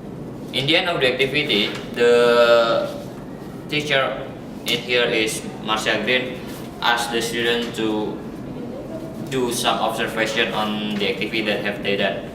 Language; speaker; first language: English; non-native, learner; Indonesian